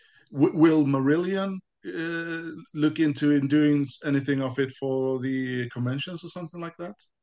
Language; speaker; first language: English; non-native, fluent; Swedish